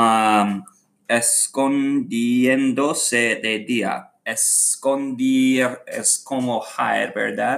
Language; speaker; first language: Spanish; non-native, learner; English